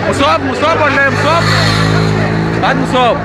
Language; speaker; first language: Arabic; native; Arabic